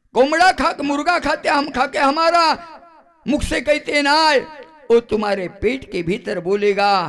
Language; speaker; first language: Hindi; non-native, local second language; Marathi